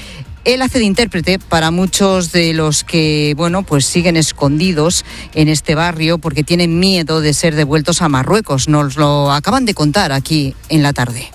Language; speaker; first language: Spanish; native; Spanish